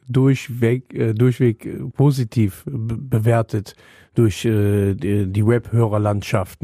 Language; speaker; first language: German; native; German